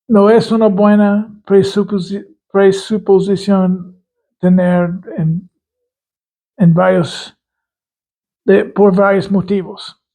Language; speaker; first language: Spanish; non-native, fluent; English